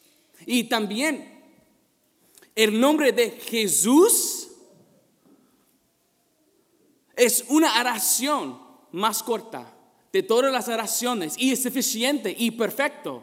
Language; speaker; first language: Spanish; non-native, fluent; English